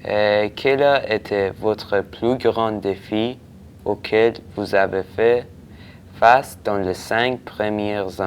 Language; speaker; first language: French; early bilingual, other home language; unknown